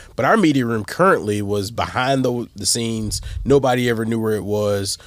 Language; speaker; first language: English; native; English